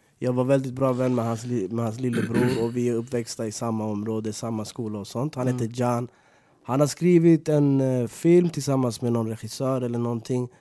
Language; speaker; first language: Swedish; early bilingual, other home language; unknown